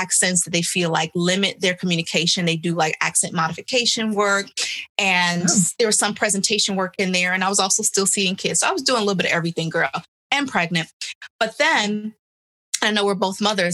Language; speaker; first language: English; native; English